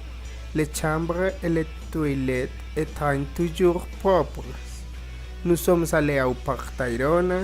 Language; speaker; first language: French; non-native, learner; Spanish